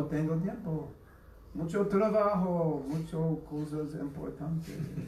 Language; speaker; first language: Spanish; non-native, learner; English